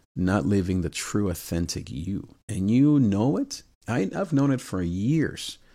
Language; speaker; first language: English; early bilingual, other home language; Spanish